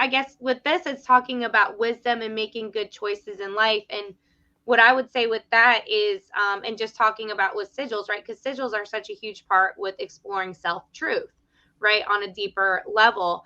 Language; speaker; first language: English; native; English